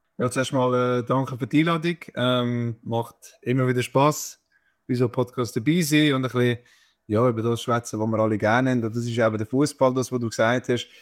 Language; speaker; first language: German; early bilingual, other home language; Croatian